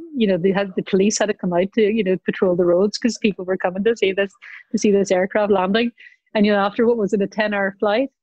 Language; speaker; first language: English; native; English